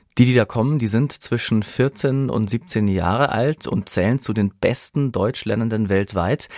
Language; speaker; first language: German; native; German